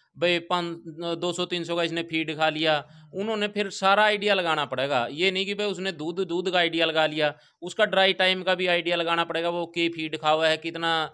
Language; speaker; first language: Hindi; native; Hindi